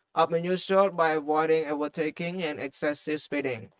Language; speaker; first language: English; non-native, fluent; Khmer